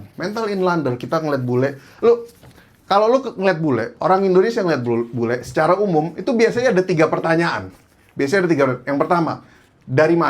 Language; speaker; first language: Indonesian; native; Indonesian